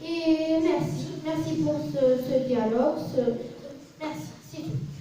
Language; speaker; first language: French; non-native, learner; Arabic